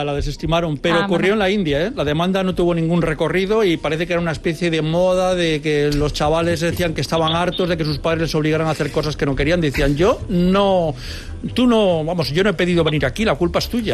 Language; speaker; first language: Spanish; native; Spanish